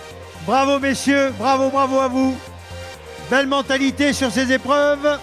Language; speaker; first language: French; native; French